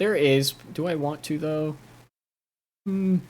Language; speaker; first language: English; native; English